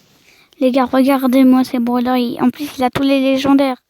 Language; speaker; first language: French; native; French